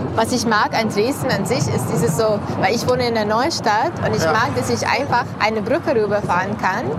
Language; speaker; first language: German; non-native, fluent; English